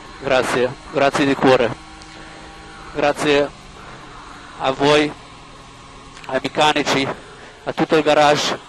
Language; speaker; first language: Italian; non-native, learner; German